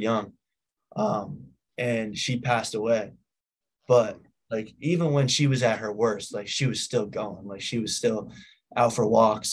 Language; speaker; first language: English; native; English